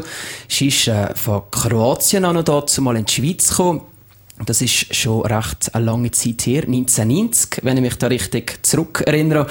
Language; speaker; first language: German; native; German